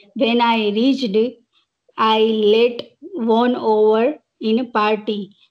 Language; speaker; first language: English; non-native, local second language; Gujarati